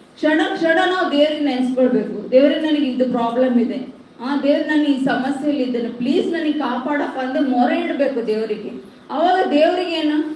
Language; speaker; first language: Kannada; non-native, local second language; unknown